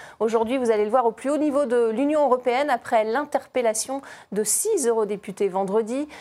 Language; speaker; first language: French; native; French